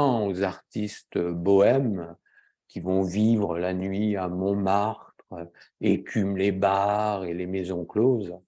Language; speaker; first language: French; native; French